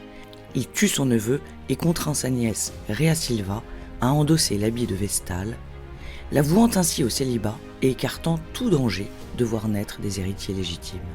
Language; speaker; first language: French; native; French